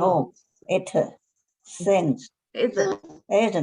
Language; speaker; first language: English; non-native, learner; Chinese